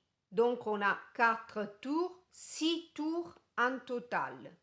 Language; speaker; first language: French; non-native, fluent; Italian